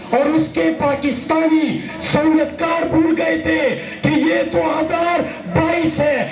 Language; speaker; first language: Urdu; non-native, local second language; Pashto